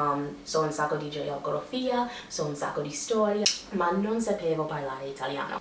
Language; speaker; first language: Italian; non-native, learner; English